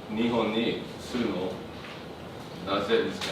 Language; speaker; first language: Japanese; non-native, learner; English